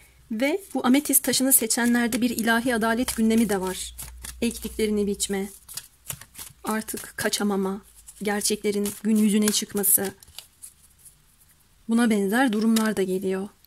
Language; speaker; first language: Turkish; native; Turkish